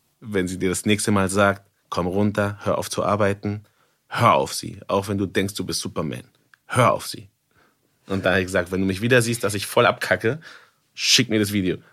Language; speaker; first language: German; non-native, fluent; Spanish